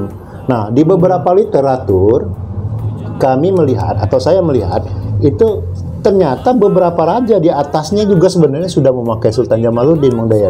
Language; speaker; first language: Indonesian; native; Indonesian